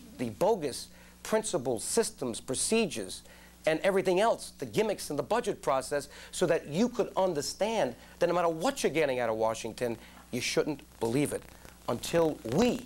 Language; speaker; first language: English; native; English